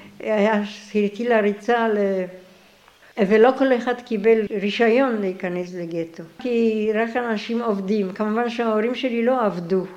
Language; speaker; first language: Hebrew; non-native, fluent; Polish